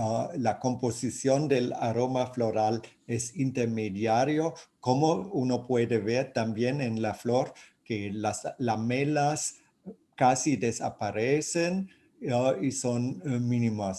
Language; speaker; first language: Spanish; non-native, fluent; German